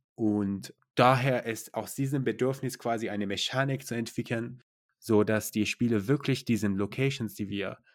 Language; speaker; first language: German; non-native, fluent; Persian